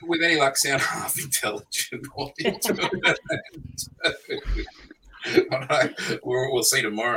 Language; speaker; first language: English; native; English